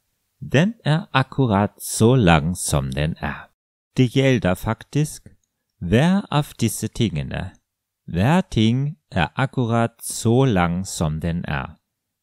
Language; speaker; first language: Norwegian; non-native, fluent; German